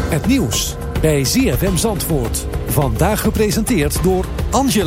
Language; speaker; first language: Dutch; native; Dutch